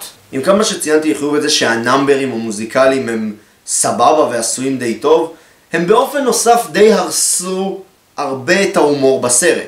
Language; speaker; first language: Hebrew; native; Hebrew